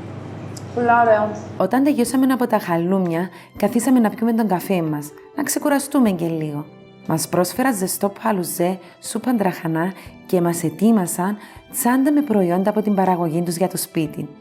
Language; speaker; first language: Greek; native; Greek